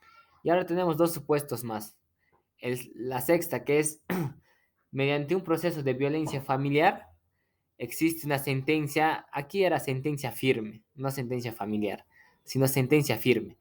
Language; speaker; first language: Spanish; native; Spanish